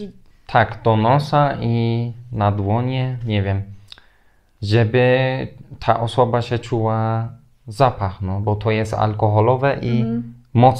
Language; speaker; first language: Polish; non-native, fluent; Turkish